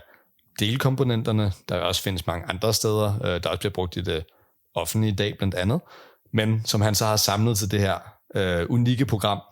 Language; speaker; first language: Danish; native; Danish